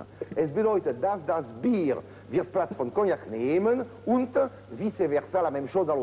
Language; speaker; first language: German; non-native, fluent; French